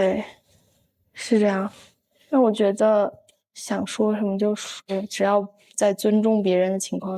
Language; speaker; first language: Chinese; non-native, local second language; Tibetan